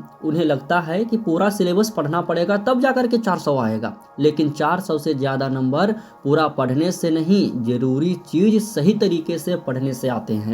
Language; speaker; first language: Hindi; native; Hindi